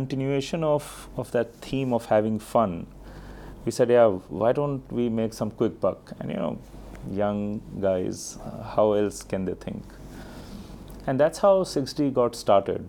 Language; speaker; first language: English; non-native, local second language; Hindi